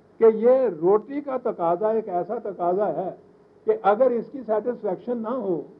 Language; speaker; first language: Urdu; native; Urdu